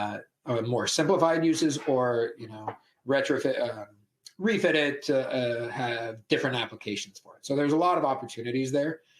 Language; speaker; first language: English; native; English